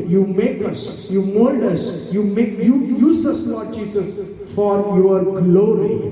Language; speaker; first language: English; non-native, local second language; Tamil